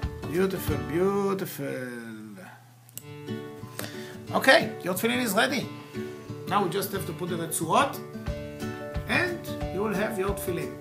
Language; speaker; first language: English; non-native, fluent; Hebrew